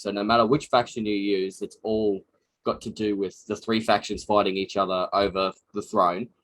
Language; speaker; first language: English; native; English